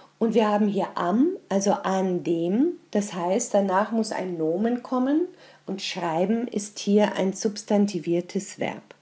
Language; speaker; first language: German; native; German